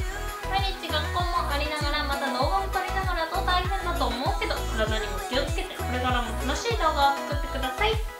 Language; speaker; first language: Japanese; native; Japanese